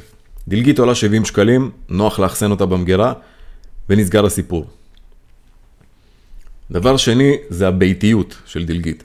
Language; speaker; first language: Hebrew; native; Hebrew